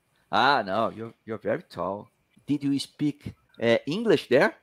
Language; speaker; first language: English; non-native, fluent; Portuguese